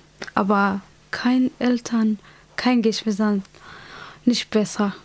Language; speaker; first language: German; non-native, learner; Somali